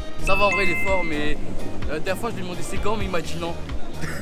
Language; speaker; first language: French; native; French